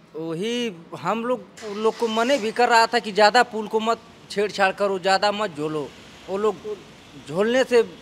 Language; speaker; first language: Hindi; native; Hindi